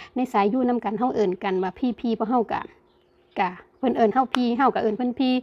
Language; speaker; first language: Thai; native; Thai